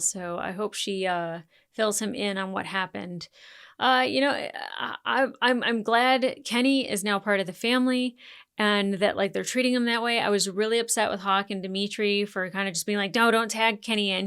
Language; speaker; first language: English; native; English